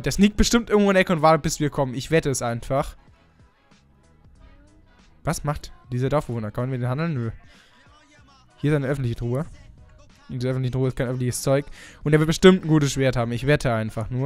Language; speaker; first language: German; native; German